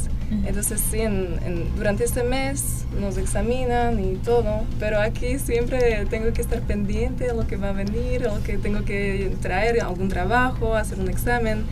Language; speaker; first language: Spanish; non-native, fluent; Slovak